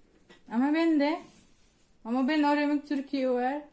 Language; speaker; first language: Turkish; non-native, learner; Indonesian